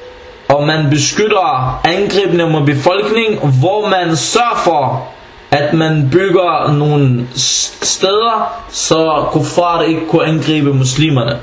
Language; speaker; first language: Danish; early bilingual, other home language; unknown